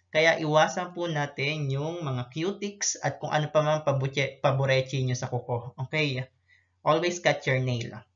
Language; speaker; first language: Filipino; native; Filipino